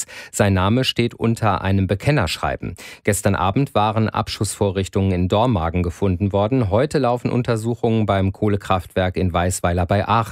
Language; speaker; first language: German; native; German